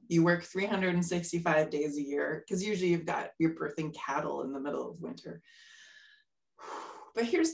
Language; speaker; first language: English; native; English